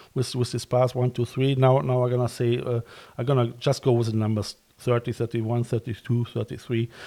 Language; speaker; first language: English; non-native, fluent; German